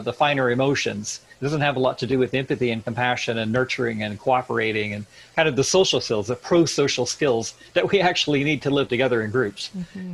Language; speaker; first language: English; native; English